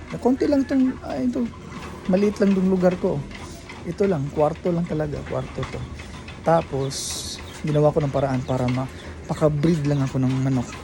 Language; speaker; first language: Filipino; non-native, local second language; Cebuano